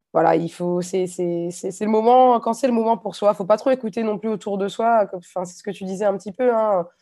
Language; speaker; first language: French; native; French